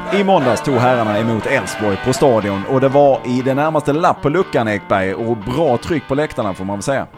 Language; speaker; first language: Swedish; native; Swedish